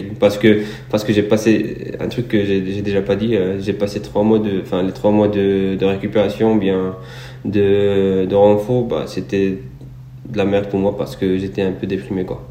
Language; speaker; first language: French; non-native, local second language; Arabic